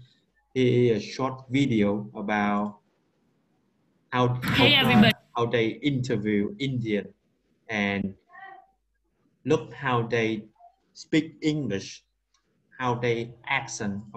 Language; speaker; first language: English; non-native, learner; Vietnamese